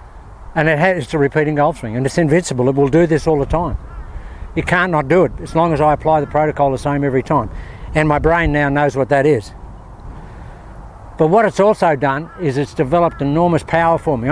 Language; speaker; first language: English; native; English